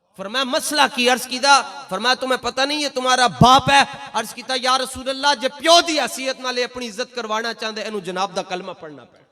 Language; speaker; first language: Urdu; non-native, local second language; Punjabi